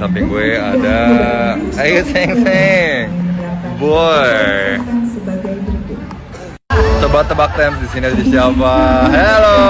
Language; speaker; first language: Indonesian; native; Indonesian